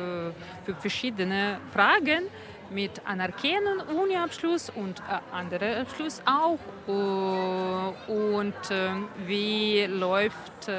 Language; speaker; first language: German; non-native, learner; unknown